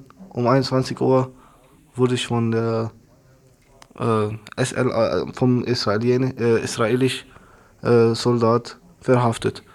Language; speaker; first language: German; non-native, learner; Arabic